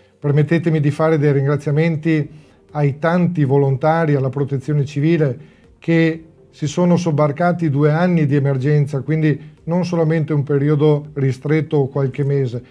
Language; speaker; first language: Italian; native; Italian